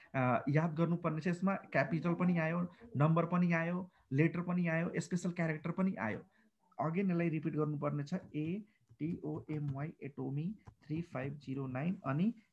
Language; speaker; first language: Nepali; non-native, local second language; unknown